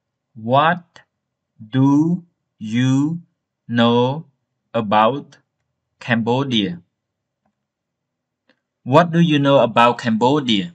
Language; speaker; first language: English; non-native, learner; Khmer